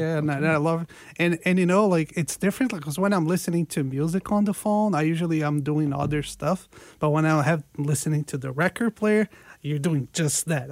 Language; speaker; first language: English; non-native, fluent; Portuguese